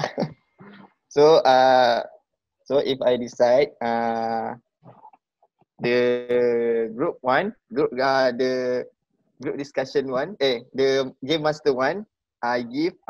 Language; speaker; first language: English; non-native, local second language; Malay